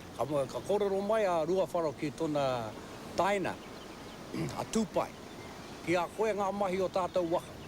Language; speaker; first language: Māori; native; Māori